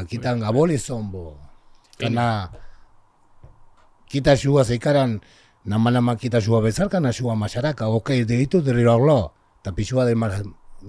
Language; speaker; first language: Indonesian; non-native, learner; Spanish